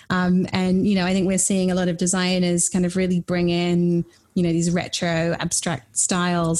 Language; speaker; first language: English; native; English